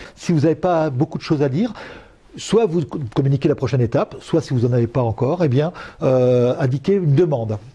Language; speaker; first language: French; native; French